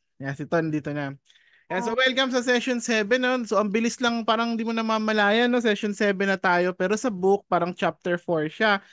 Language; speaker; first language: Filipino; native; Filipino